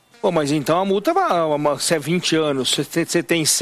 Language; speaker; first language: Portuguese; native; Portuguese